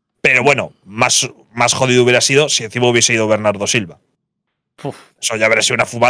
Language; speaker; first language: Spanish; native; Spanish